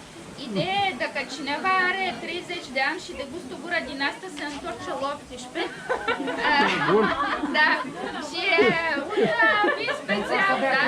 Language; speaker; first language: Romanian; non-native, learner; Bulgarian